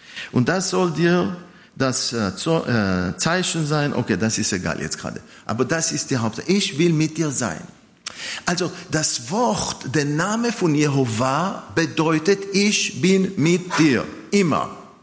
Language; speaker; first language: German; non-native, fluent; Hebrew